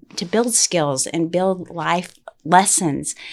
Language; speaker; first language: English; native; English